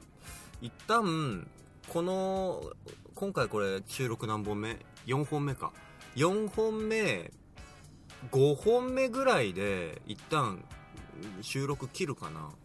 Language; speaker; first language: Japanese; native; Japanese